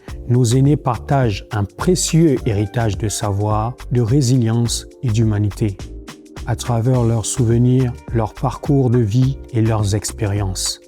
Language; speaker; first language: French; native; French